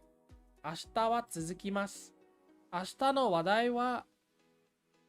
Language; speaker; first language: Japanese; non-native, learner; English